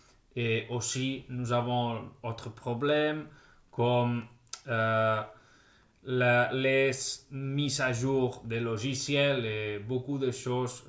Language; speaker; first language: French; non-native, fluent; Spanish